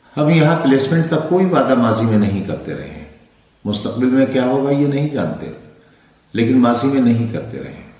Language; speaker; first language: Urdu; native; Urdu